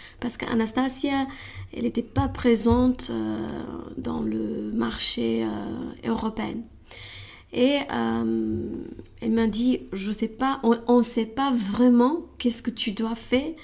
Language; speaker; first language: French; non-native, learner; Romanian